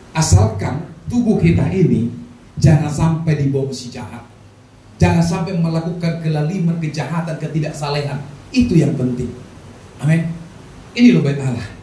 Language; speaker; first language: Indonesian; non-native, local second language; Batak Toba